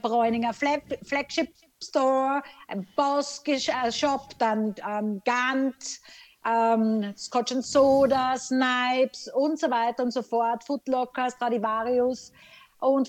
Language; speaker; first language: German; native; German